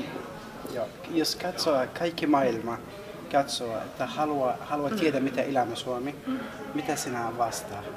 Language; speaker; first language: Finnish; non-native, learner; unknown